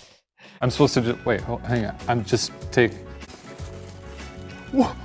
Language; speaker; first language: English; native; English